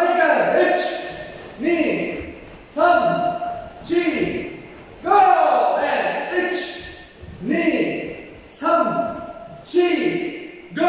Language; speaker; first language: English; non-native, learner; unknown